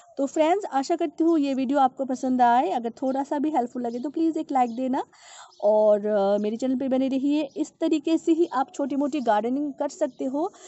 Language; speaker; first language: Hindi; non-native, local second language; Bangla